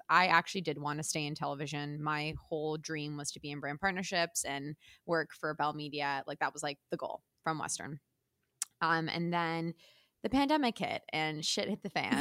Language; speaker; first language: English; native; English